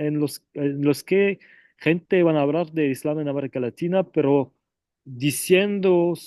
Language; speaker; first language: Spanish; non-native, fluent; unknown